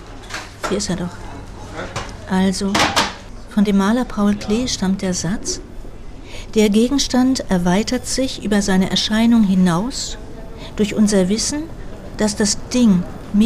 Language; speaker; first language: German; native; German